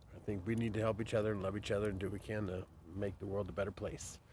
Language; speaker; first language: English; native; English